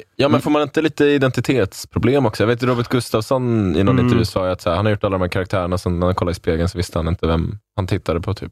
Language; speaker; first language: Swedish; native; Swedish